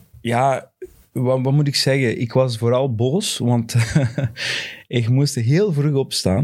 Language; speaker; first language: Dutch; non-native, fluent; Portuguese